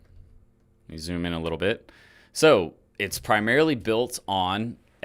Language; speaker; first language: English; native; English